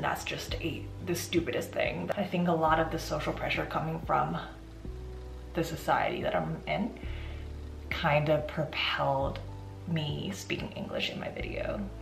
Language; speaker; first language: English; non-native, fluent; Chinese